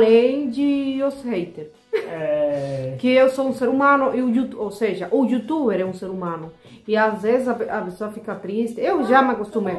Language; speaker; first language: Portuguese; non-native, fluent; Spanish